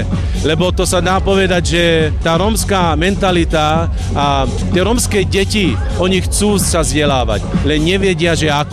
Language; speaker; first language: Slovak; non-native, local second language; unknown